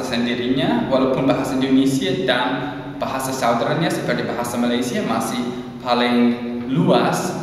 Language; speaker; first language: Indonesian; non-native, learner; English